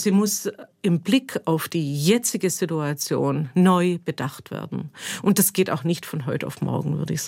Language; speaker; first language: German; native; German